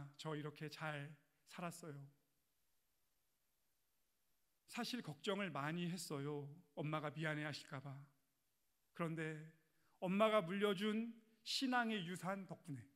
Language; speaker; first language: Korean; native; Korean